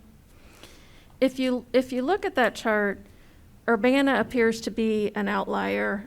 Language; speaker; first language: English; native; English